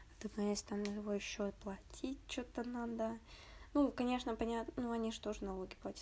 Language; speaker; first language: Russian; native; Russian